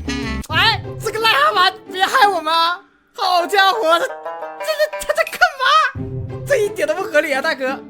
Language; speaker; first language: Chinese; native; Chinese